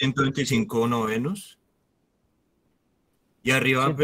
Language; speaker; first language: Spanish; native; Spanish